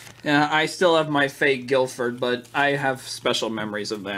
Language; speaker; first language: English; native; English